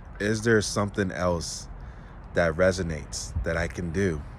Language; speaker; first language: English; native; English